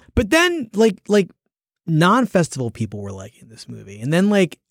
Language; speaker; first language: English; native; English